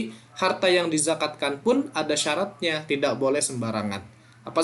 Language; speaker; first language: Indonesian; native; Indonesian